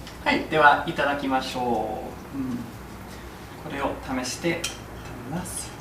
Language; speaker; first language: Japanese; non-native, fluent; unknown